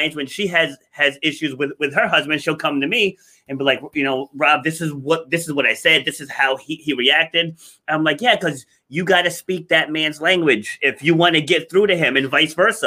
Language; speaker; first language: English; native; English